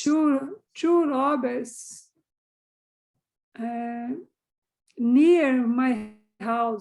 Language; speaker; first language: English; non-native, learner; Portuguese